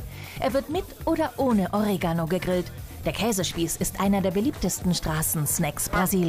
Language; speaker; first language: German; native; German